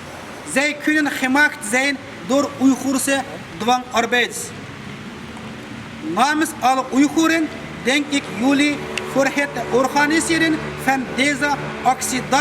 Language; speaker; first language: Dutch; non-native, fluent; Uyghur